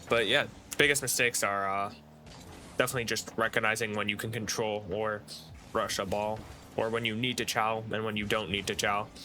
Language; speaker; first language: English; native; English